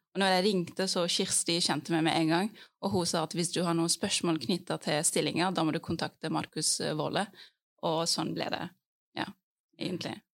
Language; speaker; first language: Norwegian; early bilingual, other home language; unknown